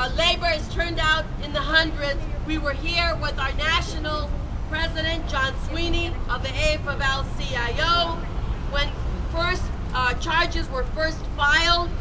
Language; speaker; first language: English; early bilingual, other home language; Spanish